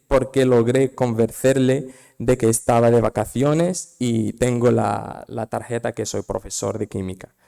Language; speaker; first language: Spanish; non-native, fluent; Arabic